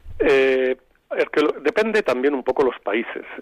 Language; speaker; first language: Spanish; native; Spanish